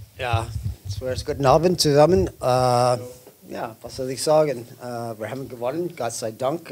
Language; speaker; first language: German; non-native, learner; English